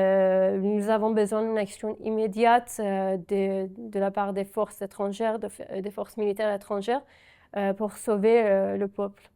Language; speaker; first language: French; non-native, fluent; Persian